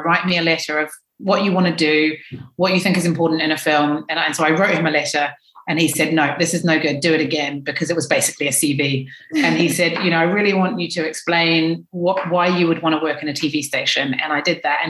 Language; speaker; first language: English; native; English